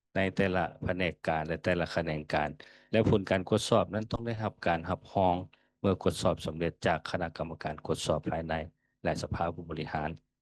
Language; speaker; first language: Lao; native; Lao